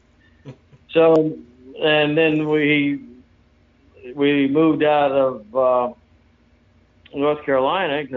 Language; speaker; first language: English; native; English